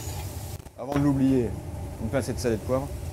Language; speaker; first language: French; native; French